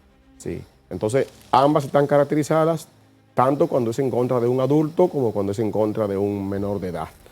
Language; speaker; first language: Spanish; native; Spanish